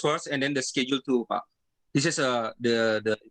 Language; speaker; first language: English; non-native, learner; Indonesian